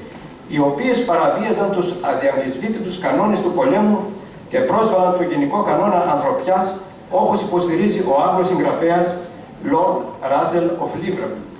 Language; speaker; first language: Greek; native; Greek